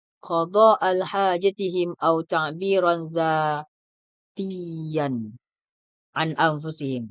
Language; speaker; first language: Arabic; non-native, learner; Indonesian